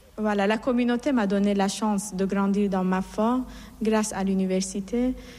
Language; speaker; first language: French; non-native, fluent; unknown